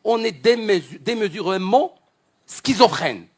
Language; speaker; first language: French; non-native, local second language; Arabic